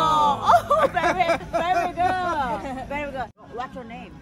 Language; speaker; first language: English; non-native, learner; Korean